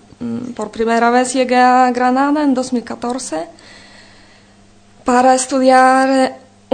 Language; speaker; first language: Spanish; non-native, fluent; Polish